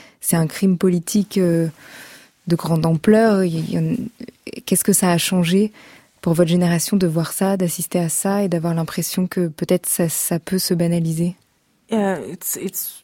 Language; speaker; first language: French; native; French